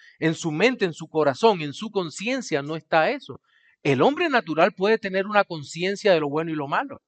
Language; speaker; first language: Spanish; native; Spanish